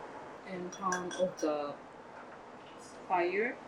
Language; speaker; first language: English; non-native, learner; Japanese